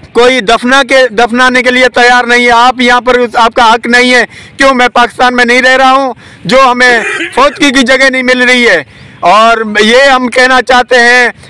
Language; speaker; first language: Urdu; non-native, local second language; Sindhi